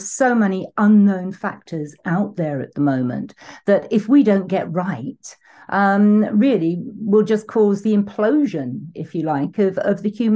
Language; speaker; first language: English; native; English